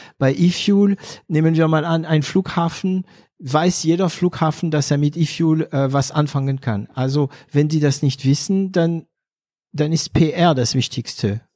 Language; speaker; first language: German; non-native, fluent; French